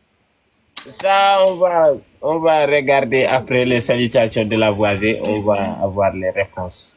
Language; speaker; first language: French; non-native, local second language; Bambara